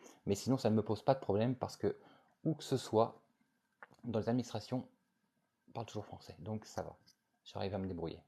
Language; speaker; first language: French; native; French